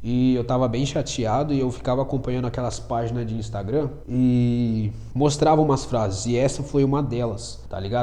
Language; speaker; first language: Portuguese; native; Portuguese